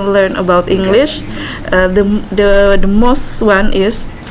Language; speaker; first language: English; non-native, learner; Indonesian